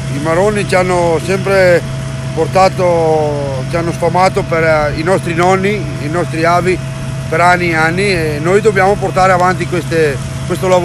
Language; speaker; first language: Italian; native; Italian